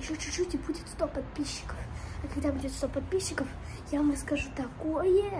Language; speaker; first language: Russian; early bilingual, heritage; Russian